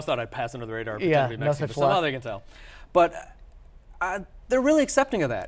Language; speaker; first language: English; early bilingual, other home language; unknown